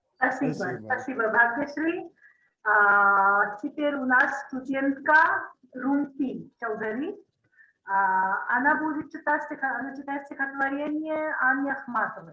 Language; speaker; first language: Russian; non-native, fluent; Marathi